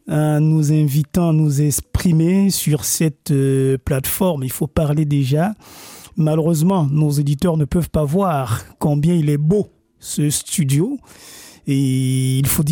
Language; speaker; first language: French; non-native, local second language; Basaa